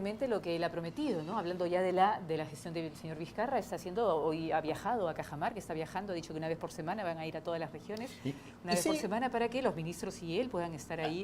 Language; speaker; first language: Spanish; native; Spanish